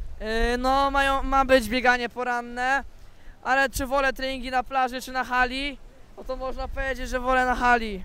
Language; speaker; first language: Polish; native; Polish